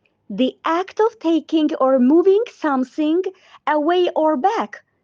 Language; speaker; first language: English; non-native, fluent; Azerbaijani